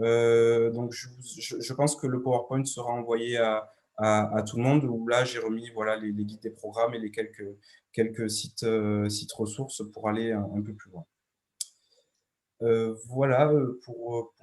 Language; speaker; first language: French; native; French